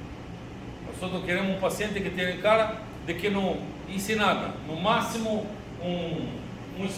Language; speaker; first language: Spanish; non-native, learner; Portuguese